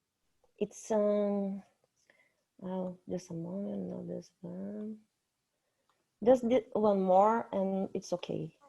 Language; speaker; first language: English; non-native, fluent; Portuguese